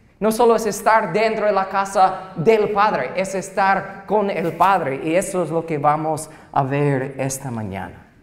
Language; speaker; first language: Spanish; non-native, fluent; English